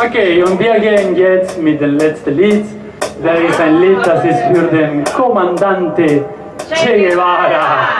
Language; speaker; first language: German; non-native, learner; Spanish